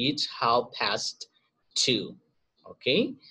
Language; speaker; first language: English; non-native, learner; Spanish